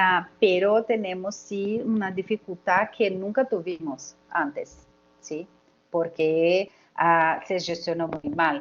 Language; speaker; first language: Spanish; non-native, learner; Portuguese